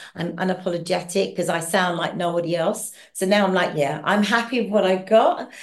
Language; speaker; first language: English; native; English